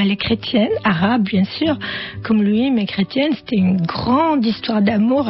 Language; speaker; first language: French; non-native, fluent; Arabic